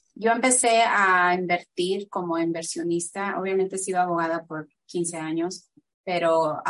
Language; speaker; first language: Spanish; early bilingual, heritage; Spanish